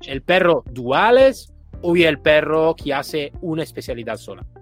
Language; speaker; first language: Spanish; non-native, fluent; Italian